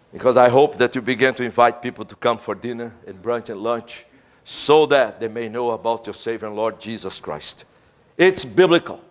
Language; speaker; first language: English; non-native, fluent; Portuguese